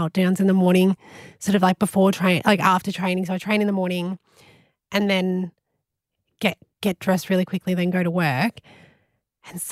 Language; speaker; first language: English; native; English